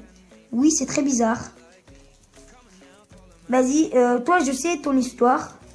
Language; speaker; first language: French; early bilingual, other home language; Turkish